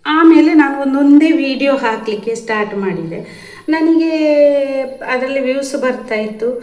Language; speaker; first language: Kannada; non-native, local second language; Tulu